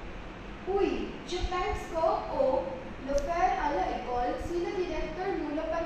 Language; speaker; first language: French; non-native, learner; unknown